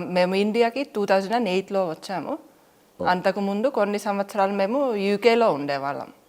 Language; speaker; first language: Telugu; non-native, fluent; Finnish